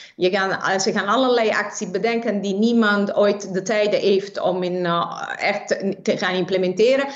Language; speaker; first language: Dutch; non-native, fluent; Italian